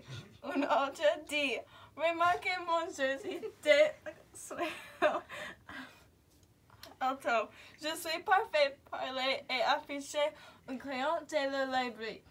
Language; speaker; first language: French; non-native, learner; English